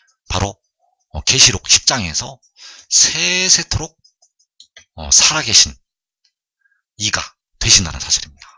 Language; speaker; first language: Korean; native; Korean